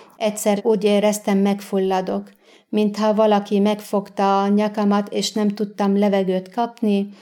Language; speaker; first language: Hungarian; non-native, learner; Arabic